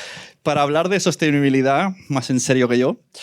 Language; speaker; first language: Spanish; native; Spanish